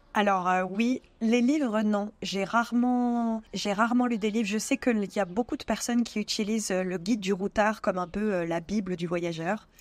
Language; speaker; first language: French; native; French